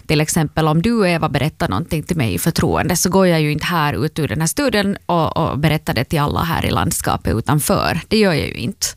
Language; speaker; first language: Swedish; native; Swedish